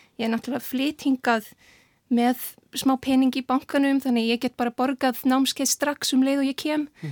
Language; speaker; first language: Icelandic; non-native, fluent; Serbian